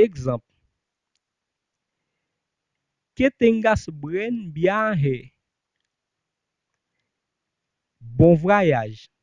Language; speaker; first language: Spanish; non-native, fluent; Haitian Creole